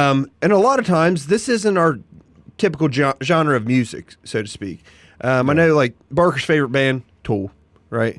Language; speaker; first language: English; native; English